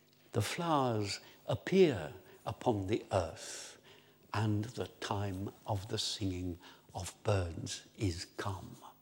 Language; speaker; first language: English; native; English